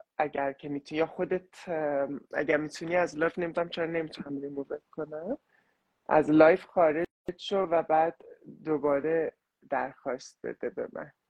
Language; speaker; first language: Persian; native; Persian